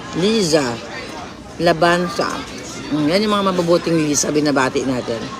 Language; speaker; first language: Filipino; non-native, local second language; Cebuano